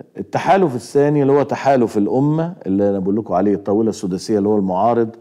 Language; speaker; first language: Arabic; native; Arabic